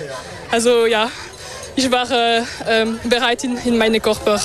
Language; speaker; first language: German; non-native, local second language; French